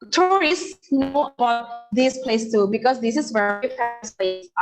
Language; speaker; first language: English; non-native, learner; Indonesian